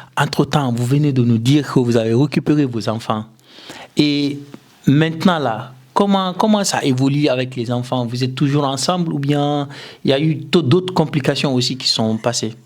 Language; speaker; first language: French; non-native, local second language; Susu